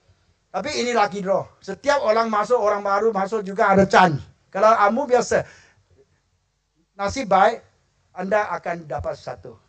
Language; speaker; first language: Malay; non-native, local second language; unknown